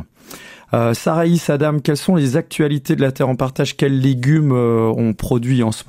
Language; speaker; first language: French; native; French